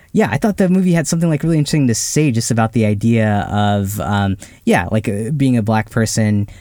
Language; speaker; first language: English; early bilingual, other home language; Hindi